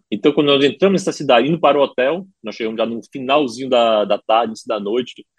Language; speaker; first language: Portuguese; native; Portuguese